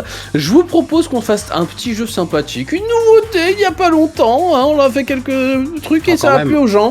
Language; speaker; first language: French; native; French